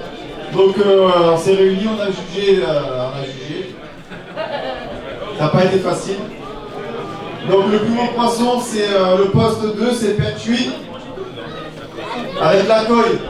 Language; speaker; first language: French; native; French